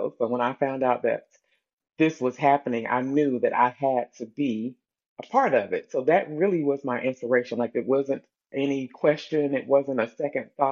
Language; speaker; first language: English; native; English